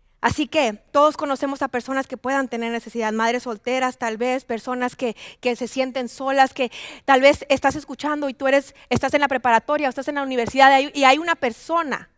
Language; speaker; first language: Spanish; native; Spanish